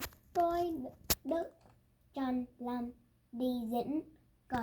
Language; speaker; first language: Vietnamese; non-native, learner; English